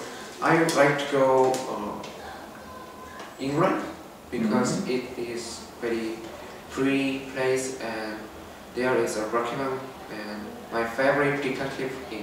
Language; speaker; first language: English; non-native, learner; Korean